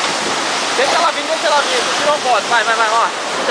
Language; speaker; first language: Portuguese; native; Portuguese